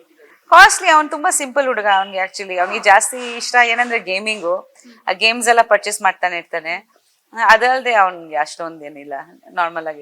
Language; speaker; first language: Kannada; non-native, fluent; Bangla